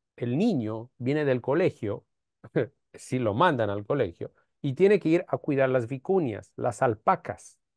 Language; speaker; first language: Spanish; non-native, fluent; Romanian